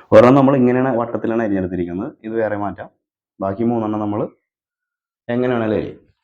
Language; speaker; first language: Malayalam; native; Malayalam